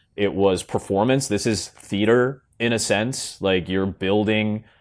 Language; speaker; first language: English; native; English